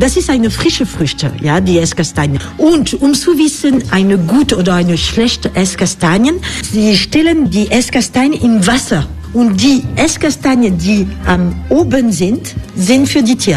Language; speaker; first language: German; non-native, fluent; French